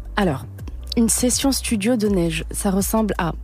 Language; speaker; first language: French; native; French